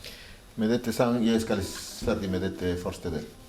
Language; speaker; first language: Norwegian; non-native, learner; Spanish